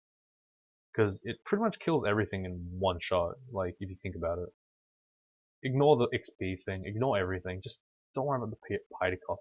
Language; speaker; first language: English; native; English